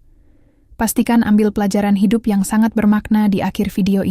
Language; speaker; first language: Indonesian; native; Indonesian